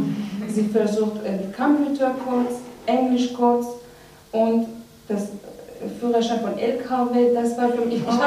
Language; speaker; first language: German; non-native, learner; Persian